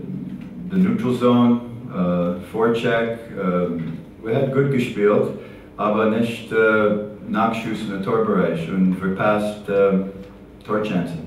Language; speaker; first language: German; non-native, learner; English